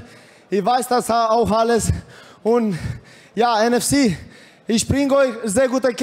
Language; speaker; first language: German; non-native, fluent; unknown